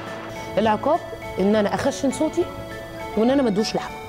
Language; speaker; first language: Arabic; native; Arabic